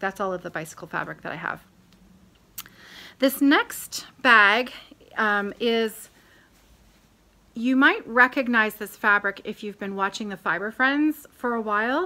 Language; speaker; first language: English; native; English